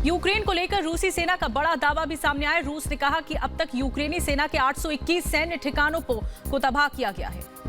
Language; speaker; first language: Hindi; native; Hindi